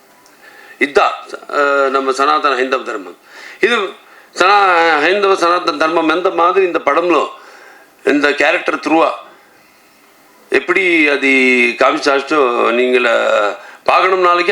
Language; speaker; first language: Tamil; non-native, learner; Telugu